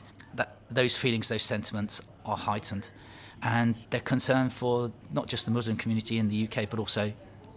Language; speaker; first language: English; native; English